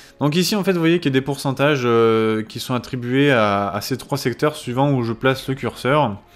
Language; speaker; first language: French; native; French